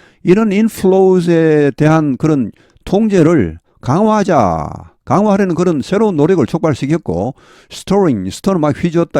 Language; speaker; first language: Korean; native; Korean